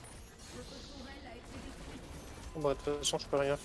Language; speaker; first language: French; native; French